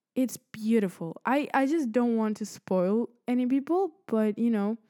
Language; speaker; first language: English; early bilingual, other home language; Spanish